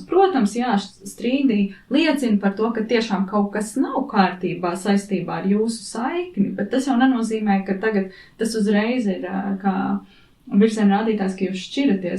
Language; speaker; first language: Latvian; native; Latvian